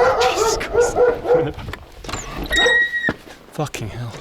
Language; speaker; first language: English; native; English